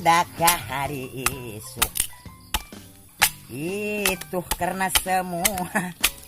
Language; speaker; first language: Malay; non-native, local second language; Sundanese